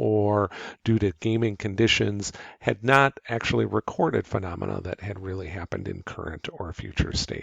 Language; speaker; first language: English; native; English